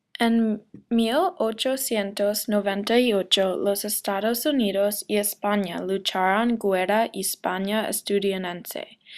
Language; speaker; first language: Spanish; non-native, learner; English